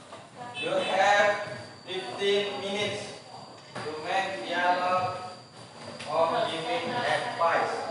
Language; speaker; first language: English; non-native, fluent; Indonesian